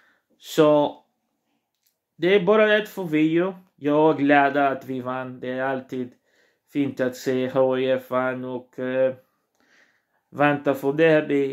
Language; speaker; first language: Swedish; non-native, learner; Portuguese